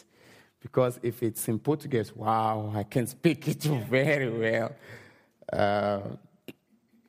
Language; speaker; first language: English; non-native, learner; Portuguese